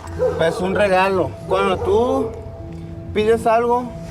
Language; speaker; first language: Spanish; native; Spanish